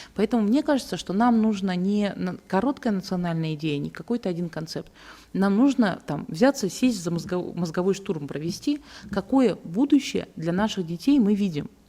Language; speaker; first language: Russian; native; Russian